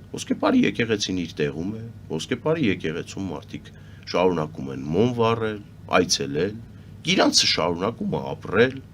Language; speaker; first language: Armenian; native; Armenian